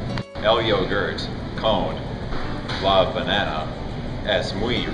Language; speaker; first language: Spanish; non-native, learner; English